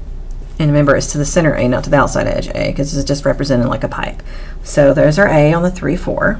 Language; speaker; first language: English; native; English